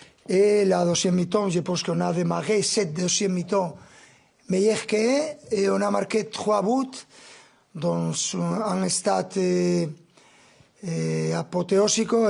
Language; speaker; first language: French; non-native, fluent; Spanish